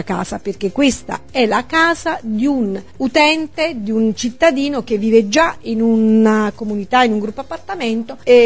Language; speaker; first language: Italian; native; Italian